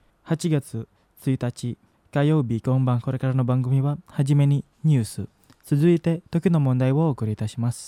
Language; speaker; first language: Japanese; non-native, fluent; Indonesian